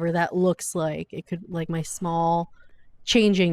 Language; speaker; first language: English; native; English